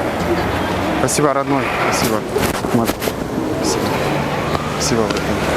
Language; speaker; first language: Russian; non-native, local second language; Kyrgyz